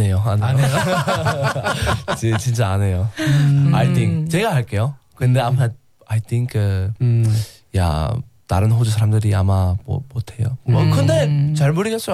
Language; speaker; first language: Korean; non-native, learner; English